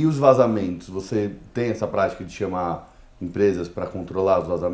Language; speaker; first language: Portuguese; native; Portuguese